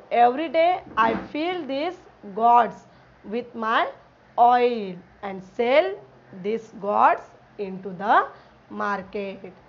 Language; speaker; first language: English; non-native, local second language; Marathi